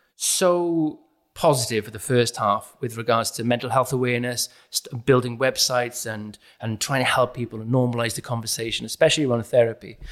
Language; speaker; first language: English; native; English